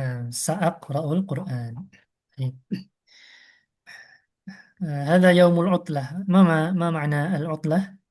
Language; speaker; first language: Arabic; non-native, fluent; Indonesian